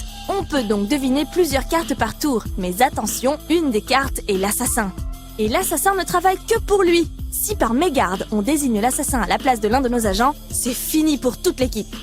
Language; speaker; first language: French; native; French